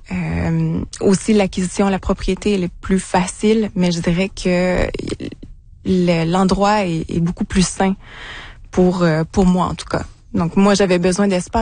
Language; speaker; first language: French; native; French